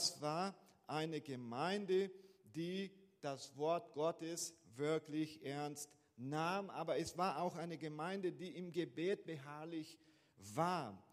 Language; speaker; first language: German; non-native, fluent; Portuguese